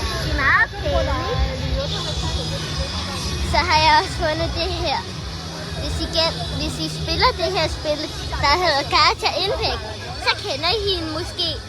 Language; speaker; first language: Danish; early bilingual, heritage; Danish